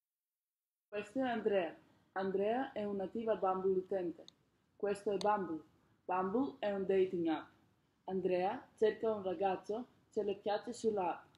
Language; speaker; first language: Italian; non-native, learner; English